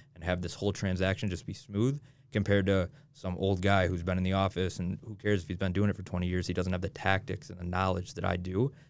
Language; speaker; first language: English; native; English